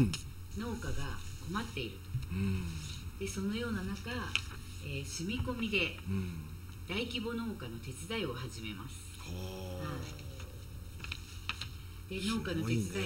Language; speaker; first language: Japanese; native; Japanese